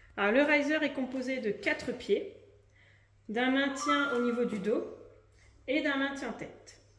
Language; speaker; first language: French; native; French